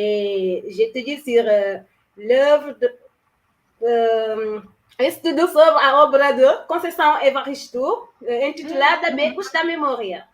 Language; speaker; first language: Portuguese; non-native, learner; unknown